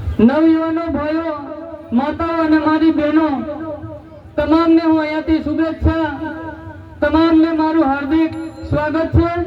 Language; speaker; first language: Gujarati; non-native, local second language; Rathawi